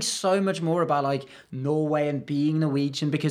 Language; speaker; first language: English; non-native, fluent; Norwegian